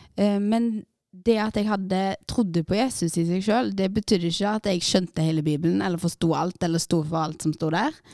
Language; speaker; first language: Norwegian; native; Norwegian